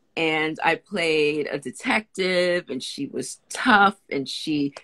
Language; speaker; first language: English; native; English